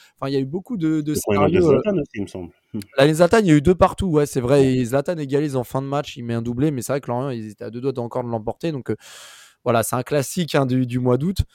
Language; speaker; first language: French; native; French